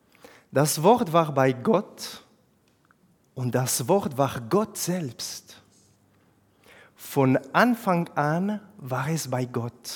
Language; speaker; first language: German; non-native, fluent; French